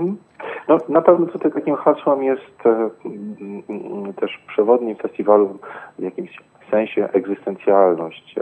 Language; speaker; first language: Polish; native; Polish